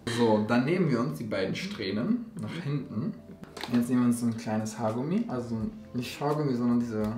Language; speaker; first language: German; early bilingual, other home language; Albanian